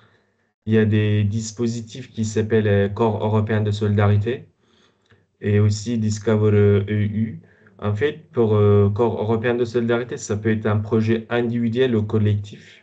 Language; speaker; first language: French; non-native, fluent; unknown